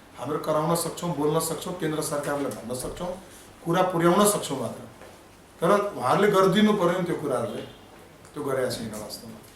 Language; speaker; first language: Nepali; non-native, local second language; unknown